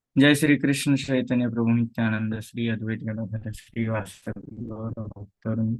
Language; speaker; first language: Hindi; non-native, local second language; Marathi